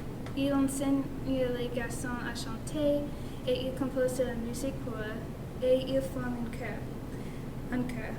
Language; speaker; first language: French; non-native, learner; English